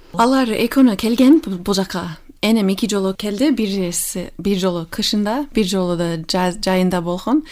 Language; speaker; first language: Kyrgyz; non-native, fluent; English